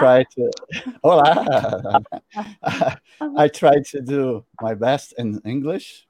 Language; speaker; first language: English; non-native, learner; Portuguese